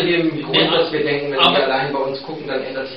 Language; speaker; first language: German; native; German